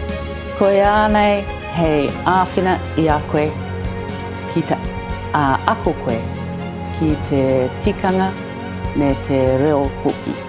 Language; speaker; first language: Māori; non-native, learner; English